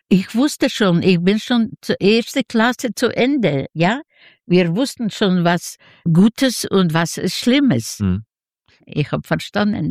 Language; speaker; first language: German; non-native, fluent; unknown